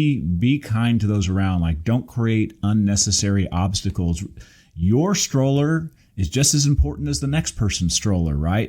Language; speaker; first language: English; native; English